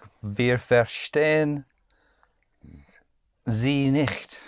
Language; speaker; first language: German; non-native, learner; English